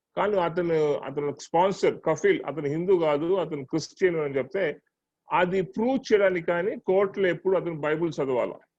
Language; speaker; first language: Telugu; non-native, local second language; Tamil